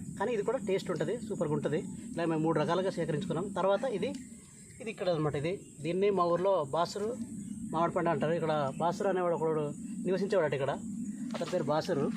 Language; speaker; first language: Telugu; non-native, local second language; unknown